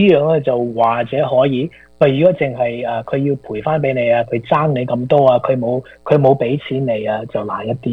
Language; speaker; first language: Chinese; early bilingual, heritage; Cantonese